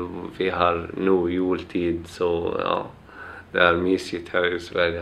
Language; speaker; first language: Swedish; non-native, learner; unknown